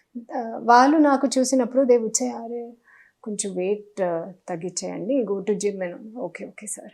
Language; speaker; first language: Telugu; non-native, local second language; Hindi